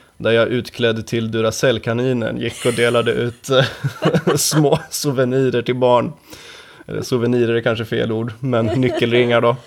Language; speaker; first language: Swedish; native; Swedish